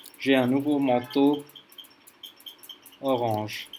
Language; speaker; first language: French; non-native, learner; English